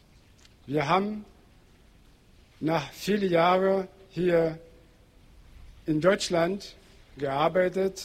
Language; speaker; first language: German; non-native, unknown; Portuguese